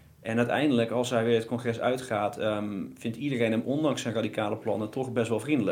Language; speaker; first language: Dutch; native; Dutch